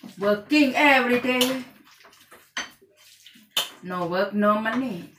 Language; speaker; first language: English; non-native, learner; Thai